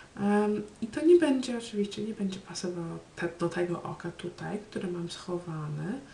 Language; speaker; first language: Polish; early bilingual, heritage; Polish